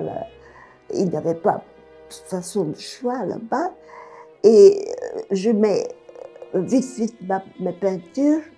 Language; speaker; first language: French; non-native, fluent; Bulgarian